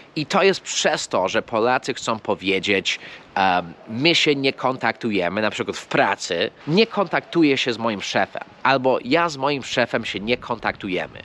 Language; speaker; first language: Polish; non-native, fluent; English